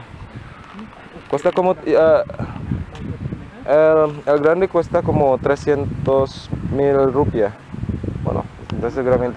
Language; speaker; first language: Spanish; non-native, learner; Indonesian